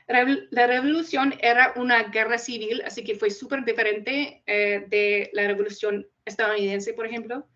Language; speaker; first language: Spanish; non-native, fluent; English